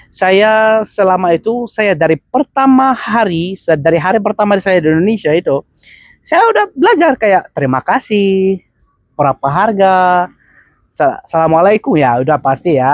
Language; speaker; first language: Indonesian; non-native, fluent; Arabic